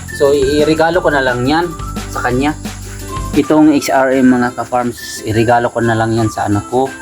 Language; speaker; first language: Filipino; non-native, fluent; Cebuano